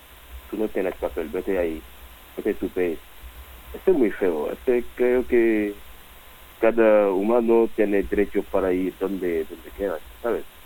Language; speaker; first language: Spanish; non-native, learner; Wolof